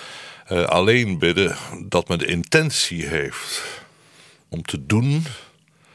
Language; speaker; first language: Dutch; native; Dutch